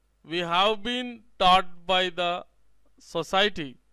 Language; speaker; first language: English; non-native, local second language; Telugu